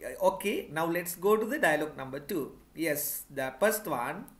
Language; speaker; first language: English; non-native, local second language; Sinhala